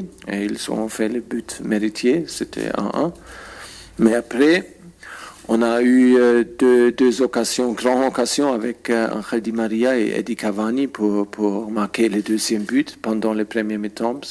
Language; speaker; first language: French; non-native, fluent; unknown